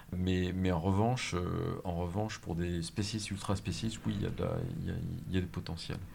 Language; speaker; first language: French; native; French